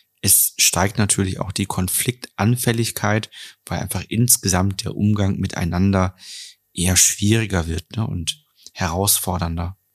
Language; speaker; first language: German; native; German